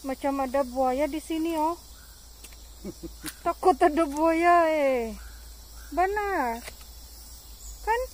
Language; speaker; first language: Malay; non-native, learner; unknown